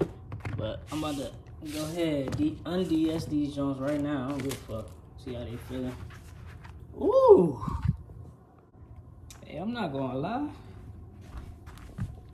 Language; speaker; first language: English; native; English